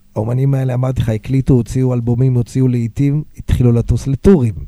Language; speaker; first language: Hebrew; native; Hebrew